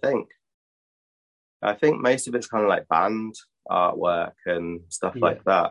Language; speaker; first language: English; native; English